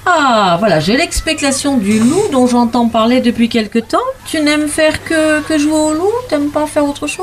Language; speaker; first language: French; native; French